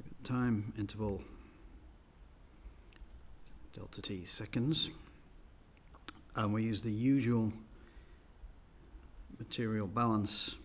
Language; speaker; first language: English; native; English